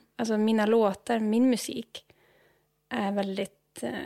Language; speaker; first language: Swedish; non-native, fluent; Norwegian